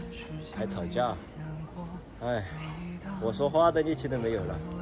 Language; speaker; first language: Chinese; native; Chinese